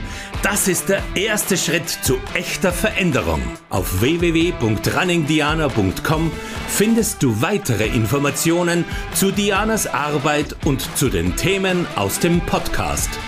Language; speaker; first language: German; native; German